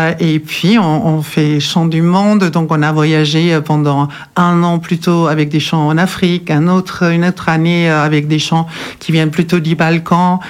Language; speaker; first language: French; non-native, fluent; German